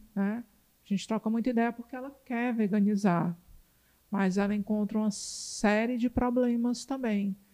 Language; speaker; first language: Portuguese; native; Portuguese